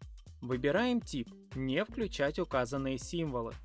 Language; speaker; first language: Russian; native; Russian